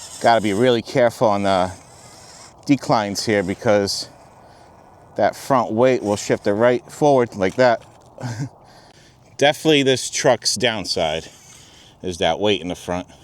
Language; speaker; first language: English; native; English